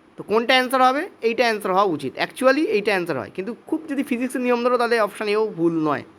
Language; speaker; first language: Bangla; native; Bangla